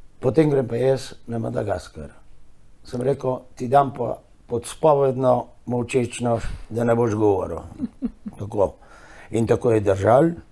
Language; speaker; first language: Slovenian; early bilingual, heritage; Slovenian